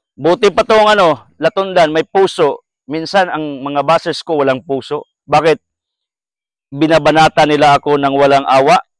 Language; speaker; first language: Filipino; non-native, local second language; Cebuano